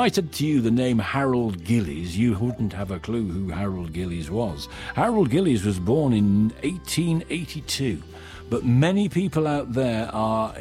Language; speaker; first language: English; native; English